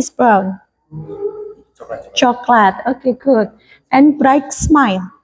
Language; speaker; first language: English; non-native, learner; Indonesian